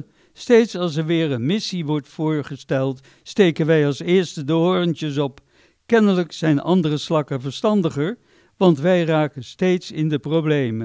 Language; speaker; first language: Dutch; native; Dutch